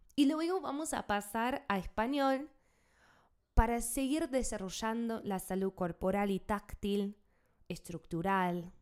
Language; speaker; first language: Spanish; non-native, fluent; English